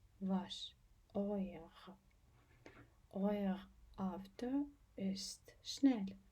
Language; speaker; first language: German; non-native, fluent; Ukrainian